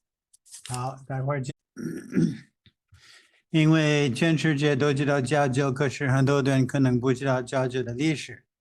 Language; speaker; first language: Chinese; non-native, fluent; English